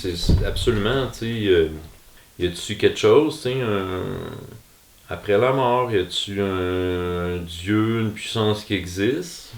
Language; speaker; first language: French; native; French